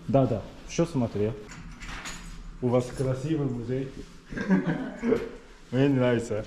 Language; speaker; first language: Russian; non-native, learner; Korean